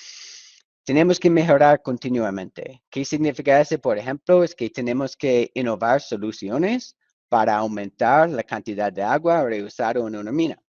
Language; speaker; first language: Spanish; non-native, fluent; English